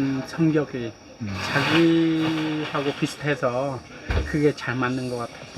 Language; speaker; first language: Korean; non-native, learner; Khmer